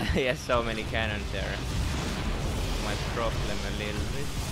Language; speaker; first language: English; non-native, fluent; Finnish